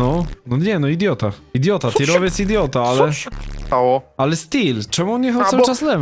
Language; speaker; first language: Polish; native; Polish